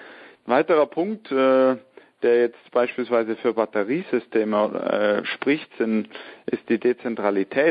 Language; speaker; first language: German; native; German